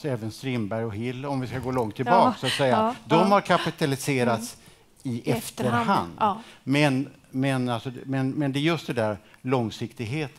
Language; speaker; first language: Swedish; native; Swedish